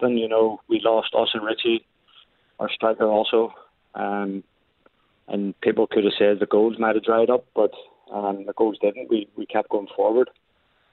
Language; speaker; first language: English; native; English